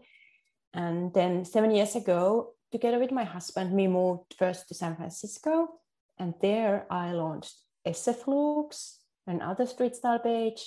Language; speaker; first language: English; non-native, fluent; Finnish